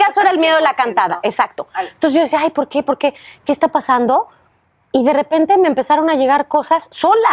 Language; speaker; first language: Spanish; native; Spanish